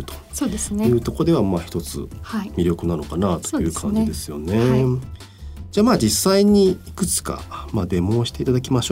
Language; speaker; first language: Japanese; native; Japanese